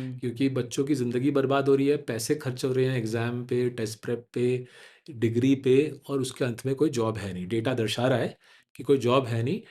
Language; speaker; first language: Hindi; non-native, local second language; Bangla